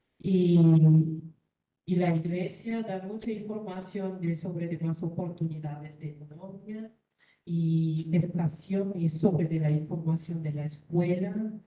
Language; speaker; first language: Spanish; non-native, learner; Korean